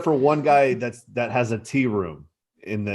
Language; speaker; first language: English; native; English